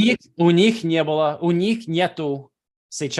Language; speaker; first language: Russian; non-native, fluent; English